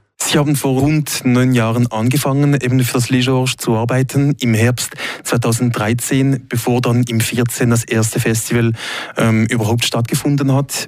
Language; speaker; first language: German; native; German